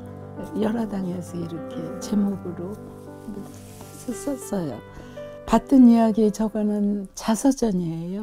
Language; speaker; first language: Korean; native; Korean